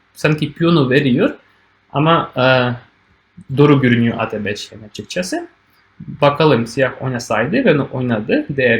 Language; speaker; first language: Turkish; non-native, fluent; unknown